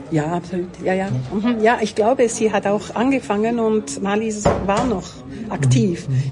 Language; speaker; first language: German; non-native, local second language; French